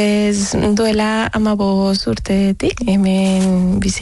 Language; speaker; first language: Basque; non-native, learner; Spanish